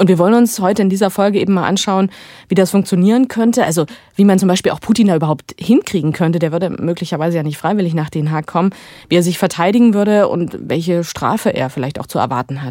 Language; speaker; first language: German; native; German